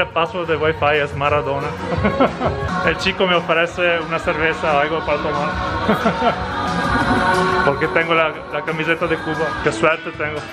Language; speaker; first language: Spanish; non-native, fluent; Italian